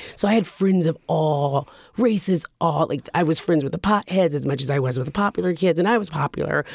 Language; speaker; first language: English; early bilingual, other home language; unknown